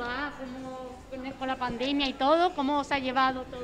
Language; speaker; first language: Spanish; native; Spanish